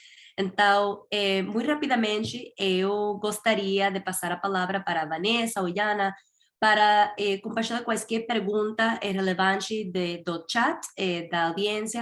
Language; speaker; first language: Portuguese; non-native, fluent; Spanish